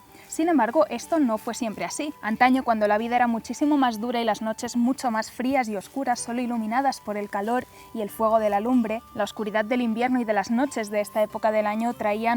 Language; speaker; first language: Spanish; native; Spanish